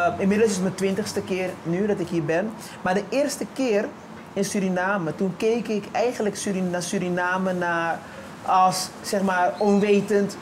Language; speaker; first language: Dutch; early bilingual, other home language; Papiamento